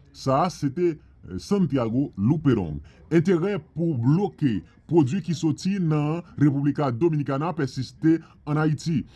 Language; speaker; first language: Haitian Creole; non-native, fluent; Spanish